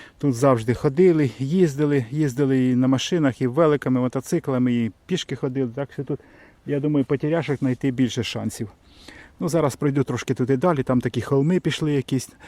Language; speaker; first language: Ukrainian; non-native, local second language; Russian